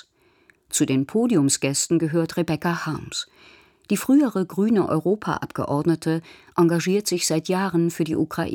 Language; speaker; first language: German; native; German